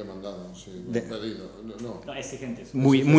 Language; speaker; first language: Spanish; native; Spanish